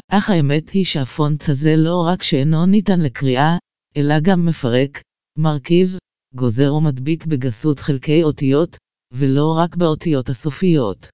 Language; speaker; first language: Hebrew; native; Hebrew